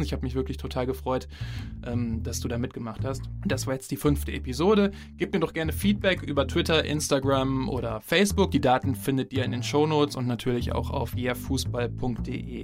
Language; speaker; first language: German; native; German